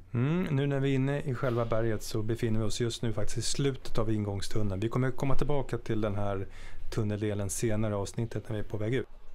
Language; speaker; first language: Swedish; native; Swedish